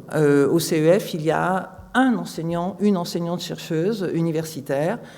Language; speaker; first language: French; native; French